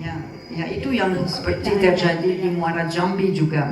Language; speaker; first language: Indonesian; non-native, fluent; French